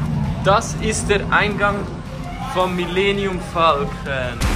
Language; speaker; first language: German; native; German